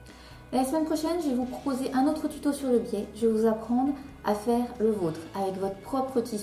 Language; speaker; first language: French; native; French